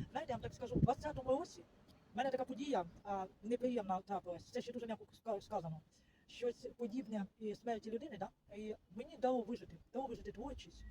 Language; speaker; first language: Ukrainian; non-native, local second language; Russian